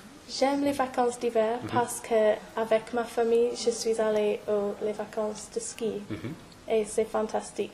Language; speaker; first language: French; non-native, learner; English